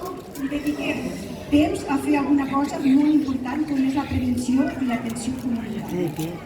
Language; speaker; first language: Catalan; native; Catalan